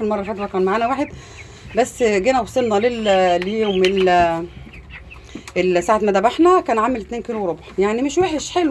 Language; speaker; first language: Arabic; native; Arabic